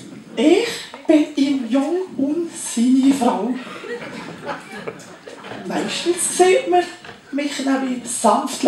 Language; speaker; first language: German; native; German